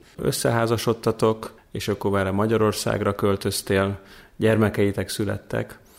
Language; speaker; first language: Hungarian; native; Hungarian